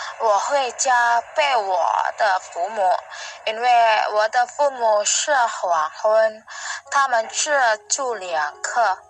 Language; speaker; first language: Chinese; non-native, learner; Indonesian